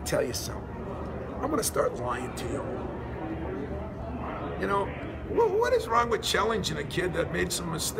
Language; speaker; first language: English; native; English